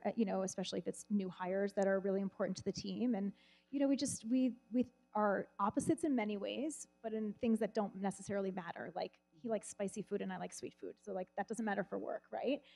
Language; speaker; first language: English; native; English